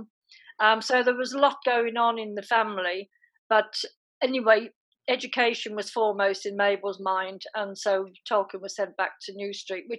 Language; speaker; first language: English; native; English